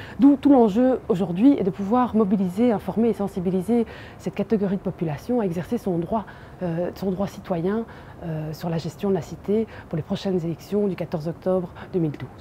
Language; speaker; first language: French; native; French